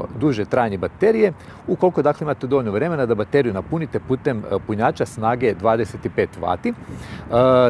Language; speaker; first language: Croatian; native; Croatian